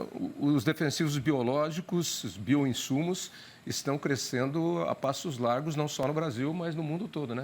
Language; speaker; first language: Portuguese; native; Portuguese